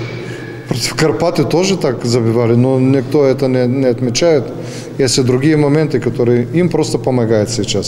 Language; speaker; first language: Russian; non-native, fluent; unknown